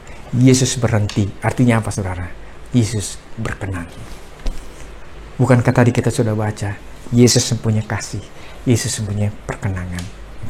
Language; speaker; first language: Indonesian; native; Indonesian